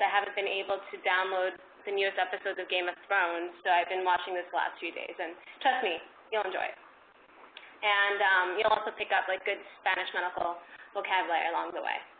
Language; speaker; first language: English; early bilingual, other home language; Spanish